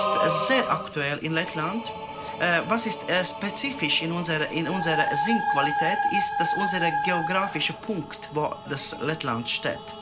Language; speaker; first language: German; non-native, learner; Latvian